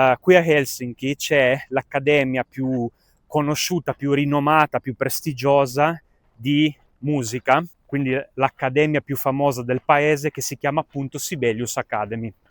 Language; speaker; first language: Italian; native; Italian